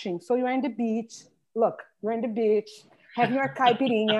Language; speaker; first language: English; non-native, fluent; Portuguese